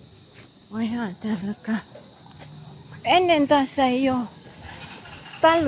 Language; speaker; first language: Finnish; non-native, learner; Filipino